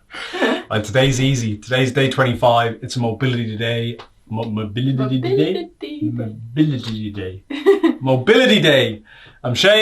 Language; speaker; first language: English; native; English